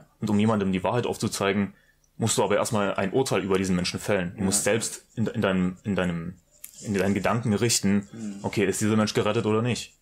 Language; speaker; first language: German; native; German